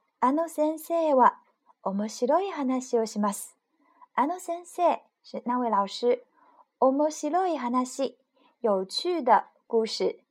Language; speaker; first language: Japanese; non-native, fluent; Chinese